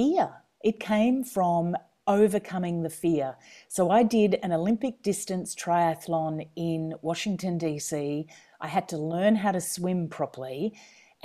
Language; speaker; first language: English; native; English